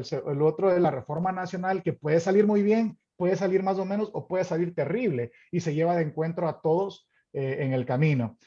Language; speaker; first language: Spanish; native; Spanish